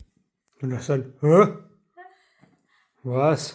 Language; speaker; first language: German; native; German